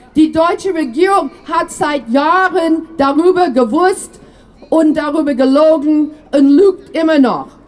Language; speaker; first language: German; non-native, fluent; English